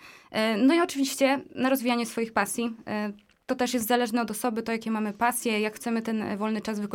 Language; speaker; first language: Polish; native; Polish